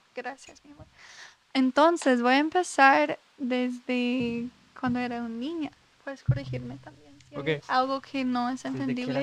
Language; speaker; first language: Spanish; non-native, learner; English